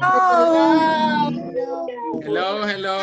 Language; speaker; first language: English; non-native, fluent; Spanish